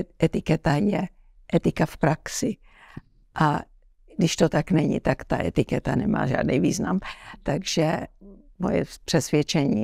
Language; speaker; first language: Czech; early bilingual, heritage; Czech